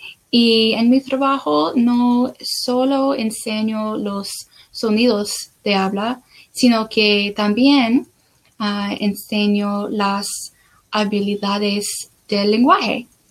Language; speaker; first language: Spanish; non-native, fluent; English